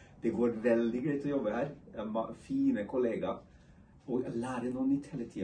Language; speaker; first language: Norwegian; non-native, fluent; English